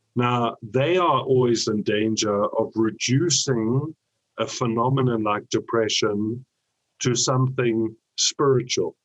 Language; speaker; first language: English; native; English